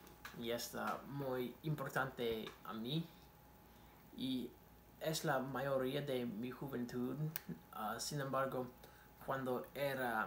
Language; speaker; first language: Spanish; non-native, learner; English